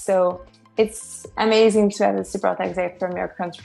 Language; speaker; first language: English; non-native, fluent; French